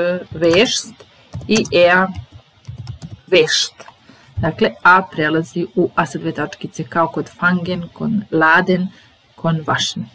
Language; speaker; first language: German; non-native, fluent; Serbian